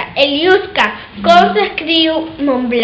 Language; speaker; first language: Catalan; non-native, learner; Spanish